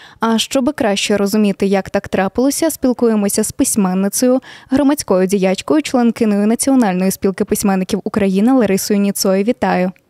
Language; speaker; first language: Ukrainian; native; Ukrainian